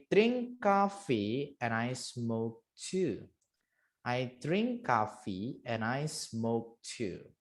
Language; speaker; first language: English; non-native, learner; Indonesian